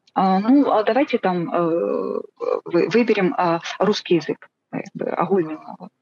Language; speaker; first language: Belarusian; non-native, local second language; Russian